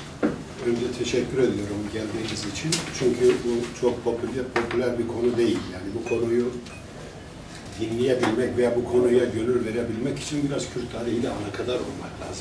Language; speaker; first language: Turkish; non-native, local second language; Kurdish